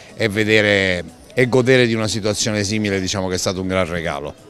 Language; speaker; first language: Italian; native; Italian